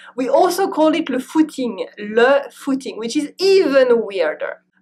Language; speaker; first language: English; non-native, fluent; French